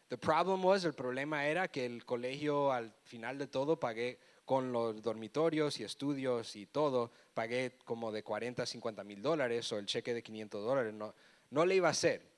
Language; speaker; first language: Spanish; early bilingual, heritage; Spanish